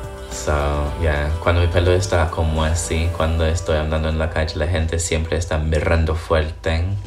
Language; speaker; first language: Spanish; non-native, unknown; English